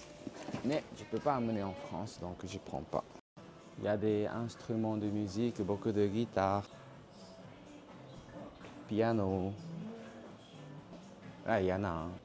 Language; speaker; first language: French; non-native, learner; Japanese